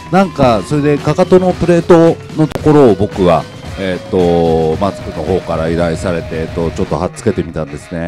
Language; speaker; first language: Japanese; native; Japanese